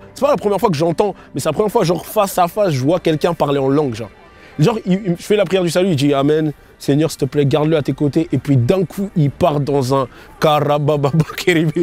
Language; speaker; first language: French; native; French